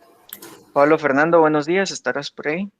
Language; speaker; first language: Spanish; native; Spanish